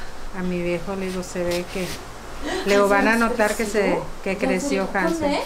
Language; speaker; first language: Spanish; native; Spanish